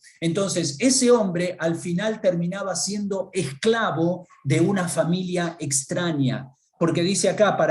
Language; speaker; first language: Spanish; native; Spanish